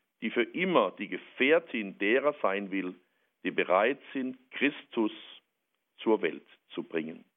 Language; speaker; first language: German; native; German